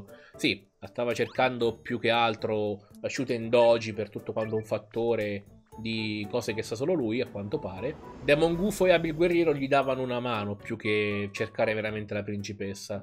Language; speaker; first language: Italian; native; Italian